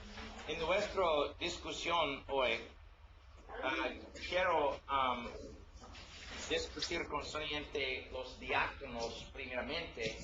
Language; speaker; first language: Spanish; non-native, learner; English